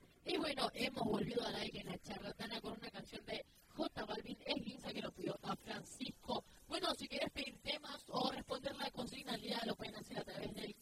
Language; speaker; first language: Spanish; native; Spanish